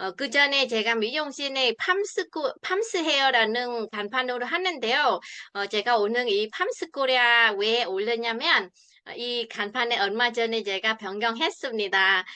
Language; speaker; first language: Korean; non-native, fluent; Vietnamese